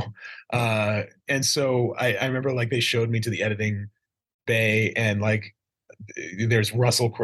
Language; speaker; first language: English; native; English